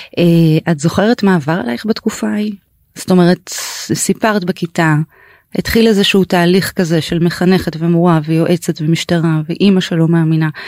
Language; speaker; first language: Hebrew; native; Hebrew